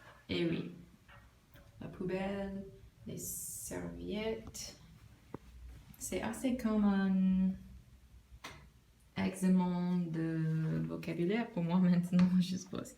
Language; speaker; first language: French; non-native, learner; English